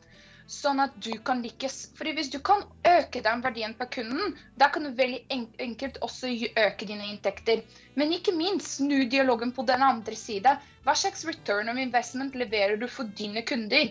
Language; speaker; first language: Norwegian; non-native, fluent; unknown